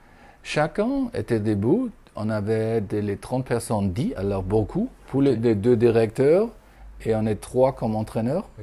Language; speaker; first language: French; non-native, fluent; German